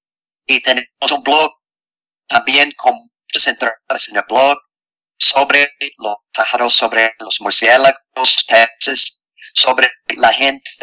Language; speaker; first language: Spanish; non-native, fluent; English